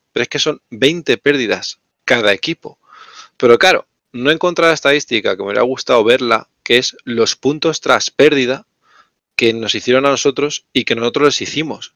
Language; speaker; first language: Spanish; native; Spanish